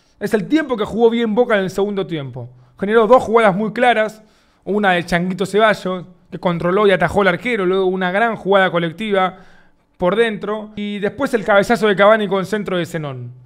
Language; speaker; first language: Spanish; native; Spanish